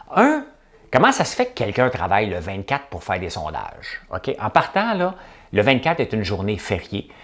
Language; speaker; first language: French; native; French